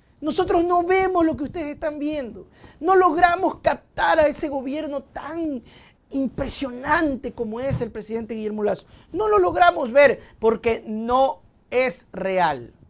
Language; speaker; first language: Spanish; native; Spanish